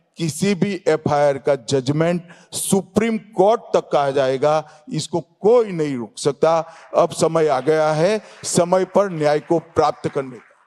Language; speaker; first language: Hindi; non-native, local second language; Gujarati